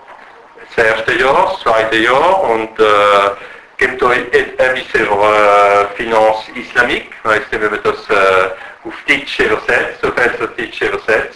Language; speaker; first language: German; non-native, learner; French